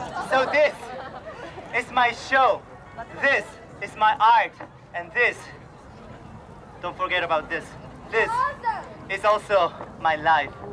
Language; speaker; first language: English; non-native, fluent; Korean